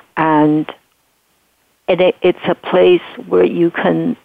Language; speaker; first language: English; non-native, fluent; Chinese